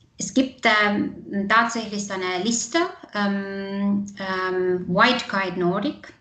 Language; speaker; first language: German; non-native, fluent; Estonian